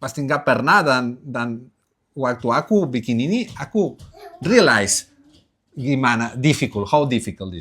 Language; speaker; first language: Indonesian; non-native, learner; Catalan